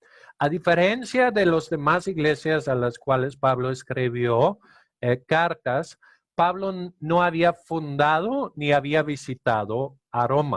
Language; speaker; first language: Spanish; non-native, fluent; Danish